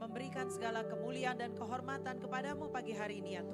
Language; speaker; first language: Indonesian; native; Indonesian